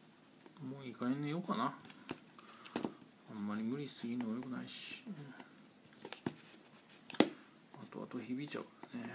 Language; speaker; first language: Japanese; native; Japanese